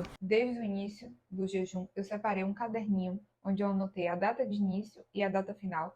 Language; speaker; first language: Portuguese; native; Portuguese